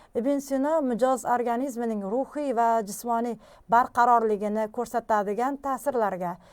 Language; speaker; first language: Uzbek; native; Uzbek